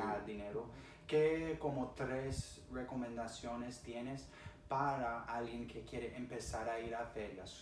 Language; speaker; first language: Spanish; early bilingual, other home language; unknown